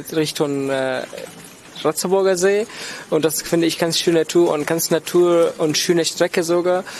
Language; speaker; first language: German; non-native, learner; Arabic